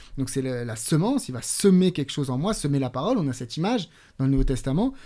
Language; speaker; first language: French; native; French